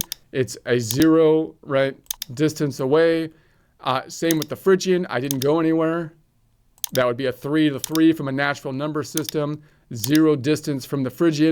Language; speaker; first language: English; native; English